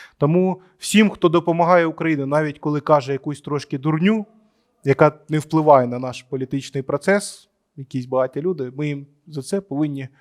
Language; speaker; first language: Ukrainian; non-native, local second language; Russian